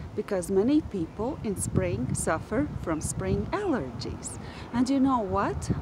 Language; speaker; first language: English; non-native, fluent; Latvian